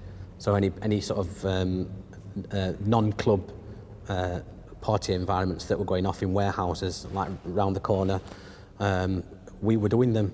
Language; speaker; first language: English; native; English